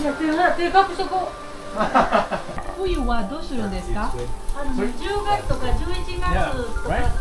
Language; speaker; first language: Japanese; native; Japanese